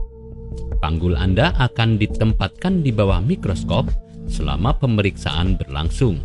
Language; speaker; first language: Indonesian; native; Indonesian